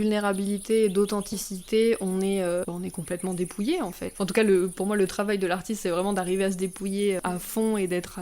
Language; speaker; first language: French; native; French